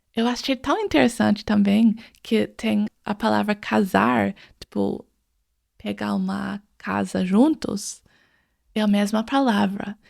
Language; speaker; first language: Portuguese; non-native, fluent; English